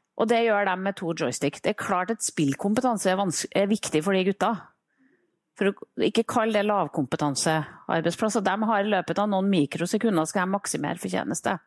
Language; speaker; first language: Norwegian; native; Norwegian